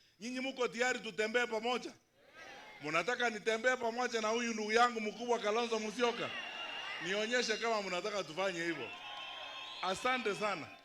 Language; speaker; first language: Swahili; non-native, local second language; Luyia